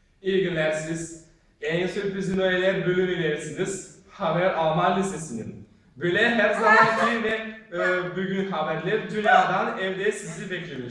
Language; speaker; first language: Turkish; non-native, learner; Bulgarian